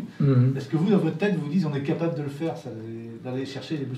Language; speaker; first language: French; native; French